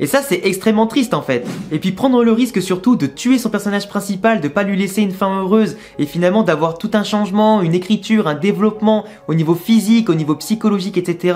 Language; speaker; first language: French; native; French